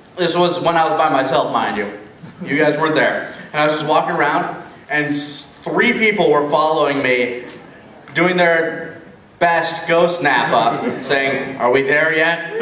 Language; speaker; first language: English; native; English